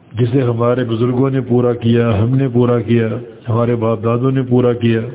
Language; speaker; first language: Urdu; native; Urdu